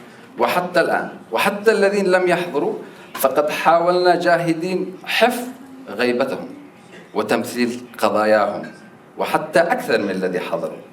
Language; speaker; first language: Arabic; native; Arabic